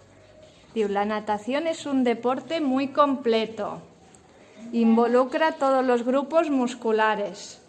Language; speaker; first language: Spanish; non-native, local second language; Catalan